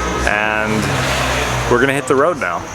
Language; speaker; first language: English; native; English